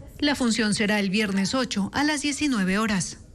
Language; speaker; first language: Spanish; native; Spanish